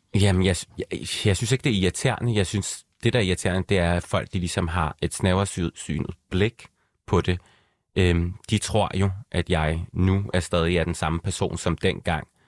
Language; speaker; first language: Danish; early bilingual, other home language; Arabic